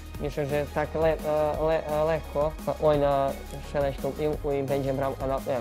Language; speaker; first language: Polish; non-native, learner; Serbian